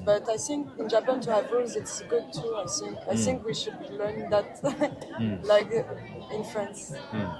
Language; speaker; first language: English; non-native, fluent; French